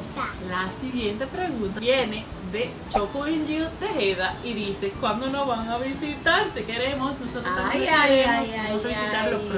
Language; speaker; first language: Spanish; native; Spanish